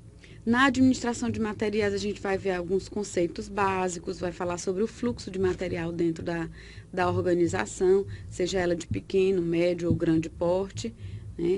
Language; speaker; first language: Portuguese; native; Portuguese